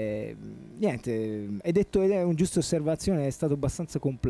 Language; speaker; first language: Italian; native; Italian